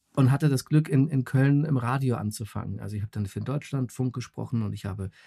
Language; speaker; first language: German; native; German